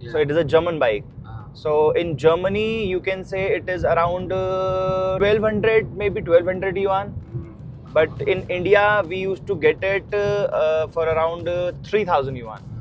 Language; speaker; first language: English; non-native, local second language; Hindi